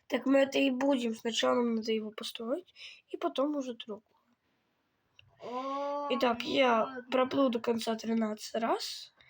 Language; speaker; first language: Russian; native; Russian